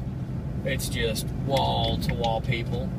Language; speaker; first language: English; native; English